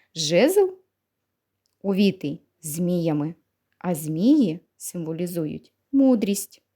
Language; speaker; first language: Ukrainian; native; Ukrainian